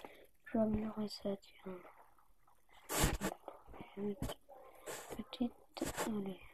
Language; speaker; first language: French; native; French